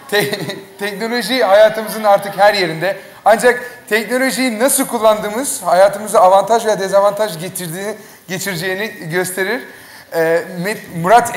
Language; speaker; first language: Turkish; native; Turkish